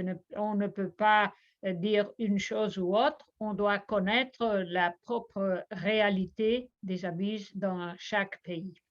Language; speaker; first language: French; non-native, fluent; Spanish